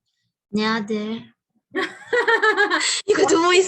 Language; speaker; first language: Korean; non-native, learner; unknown